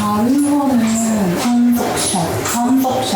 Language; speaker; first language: Korean; non-native, learner; Japanese